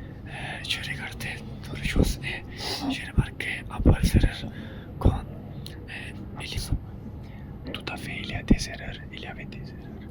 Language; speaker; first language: French; non-native, learner; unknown